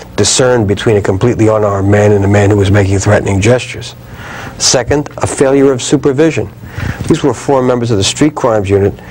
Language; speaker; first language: English; native; English